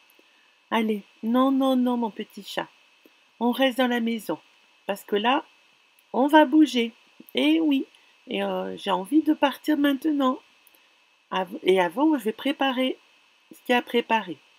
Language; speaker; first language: French; native; French